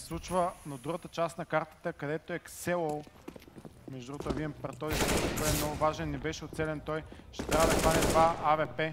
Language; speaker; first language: Bulgarian; native; Bulgarian